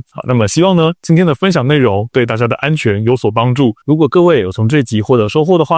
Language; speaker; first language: Chinese; native; Chinese